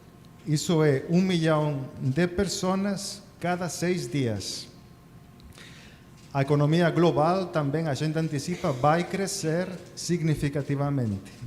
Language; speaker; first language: Portuguese; non-native, fluent; Spanish